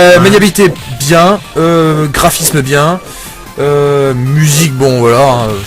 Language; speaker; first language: French; native; French